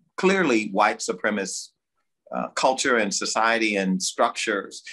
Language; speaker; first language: English; native; English